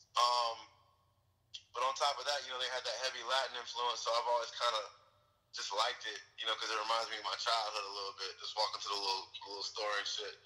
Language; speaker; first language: English; native; English